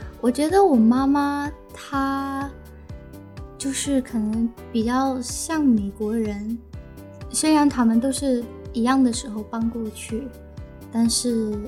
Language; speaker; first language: Chinese; early bilingual, heritage; Chinese